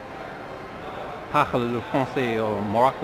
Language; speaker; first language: French; non-native, learner; English